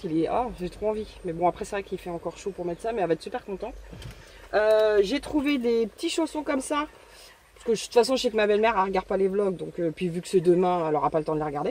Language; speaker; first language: French; native; French